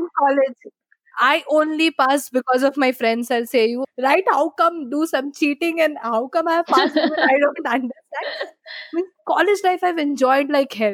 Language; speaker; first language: English; non-native, local second language; Bangla